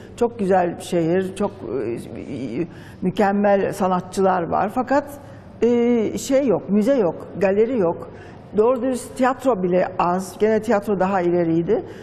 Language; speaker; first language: Turkish; native; Turkish